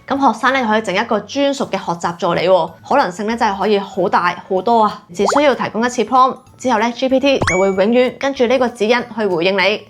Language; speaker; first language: Cantonese; native; Cantonese